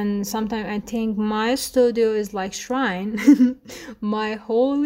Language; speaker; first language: English; non-native, fluent; Persian